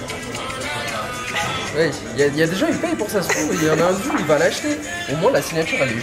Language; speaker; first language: French; native; French